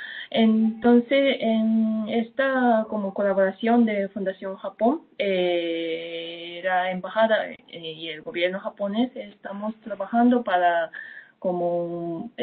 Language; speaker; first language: Spanish; non-native, fluent; Japanese